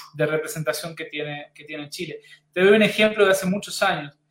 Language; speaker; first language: Spanish; native; Spanish